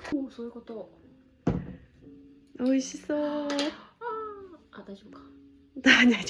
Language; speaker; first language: Japanese; non-native, learner; English